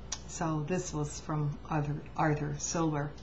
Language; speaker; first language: English; native; English